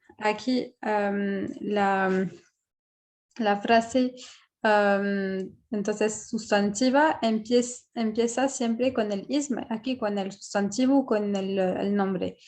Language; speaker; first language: Spanish; non-native, fluent; Arabic